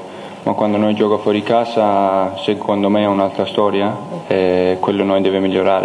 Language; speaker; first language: Italian; non-native, learner; Danish